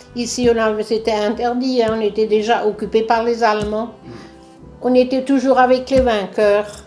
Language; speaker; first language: French; non-native, local second language; Swiss German